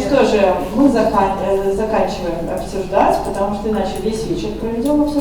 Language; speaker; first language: Russian; native; Russian